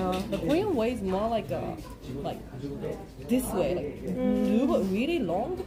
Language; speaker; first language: English; non-native, learner; Japanese